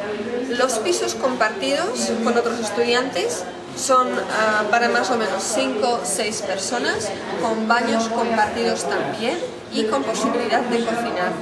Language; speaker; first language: Spanish; non-native, fluent; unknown